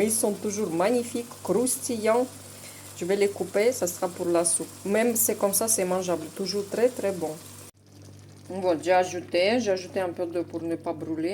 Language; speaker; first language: French; non-native, fluent; Russian